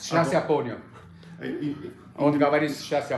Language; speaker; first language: Russian; non-native, fluent; German